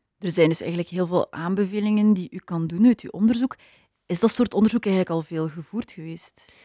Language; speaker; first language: Dutch; native; Dutch